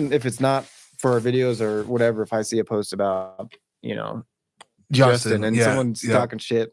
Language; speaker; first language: English; native; English